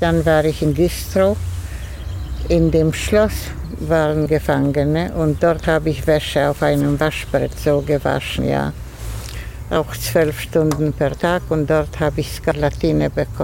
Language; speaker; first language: German; non-native, fluent; Polish